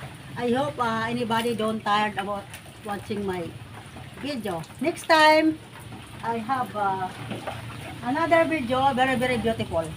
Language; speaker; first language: English; non-native, learner; Filipino